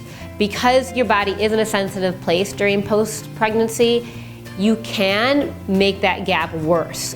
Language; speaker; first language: English; native; English